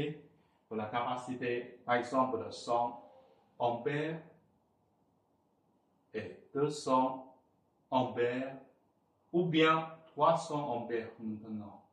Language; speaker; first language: French; non-native, fluent; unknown